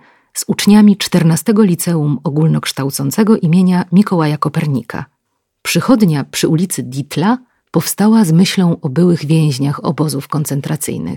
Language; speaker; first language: Polish; native; Polish